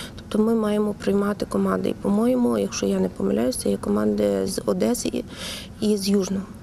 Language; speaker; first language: Ukrainian; native; Ukrainian